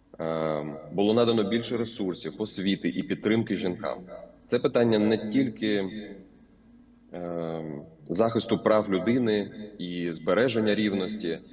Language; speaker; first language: Ukrainian; native; Ukrainian